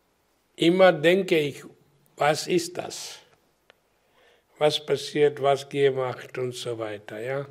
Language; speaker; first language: German; non-native, learner; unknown